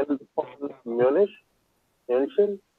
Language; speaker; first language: German; non-native, learner; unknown